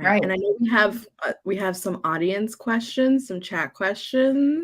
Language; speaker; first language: English; native; English